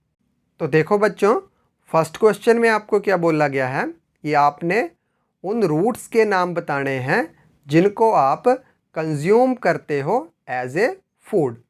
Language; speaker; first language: Hindi; native; Hindi